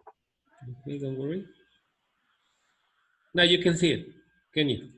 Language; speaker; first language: English; non-native, fluent; Spanish